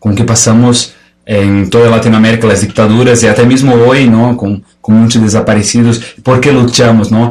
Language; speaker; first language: Spanish; non-native, fluent; Portuguese